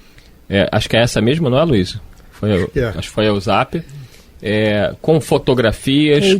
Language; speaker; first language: Portuguese; native; Portuguese